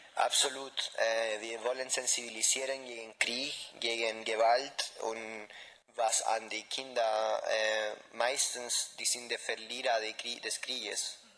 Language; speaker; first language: German; non-native, fluent; Spanish